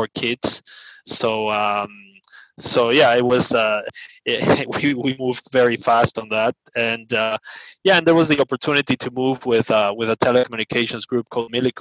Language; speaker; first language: English; non-native, fluent; Spanish